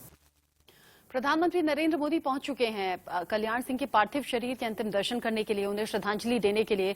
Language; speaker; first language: Hindi; native; Hindi